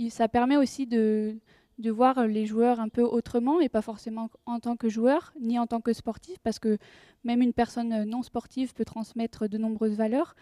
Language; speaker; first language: French; native; French